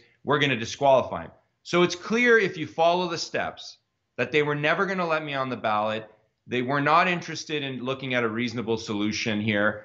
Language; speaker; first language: English; native; English